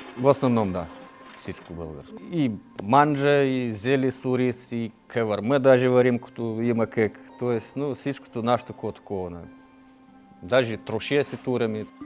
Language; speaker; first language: Bulgarian; native; Bulgarian